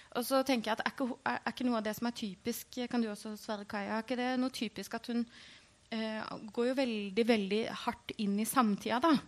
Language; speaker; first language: Norwegian; native; Norwegian